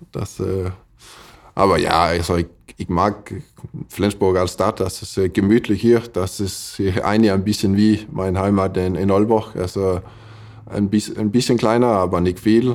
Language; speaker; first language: German; non-native, fluent; Danish